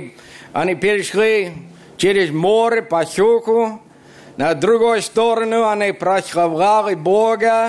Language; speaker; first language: Russian; non-native, fluent; English